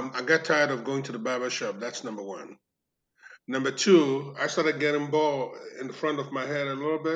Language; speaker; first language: English; non-native, local second language; Igbo